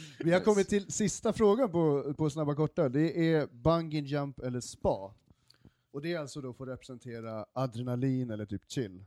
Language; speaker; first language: Swedish; native; Swedish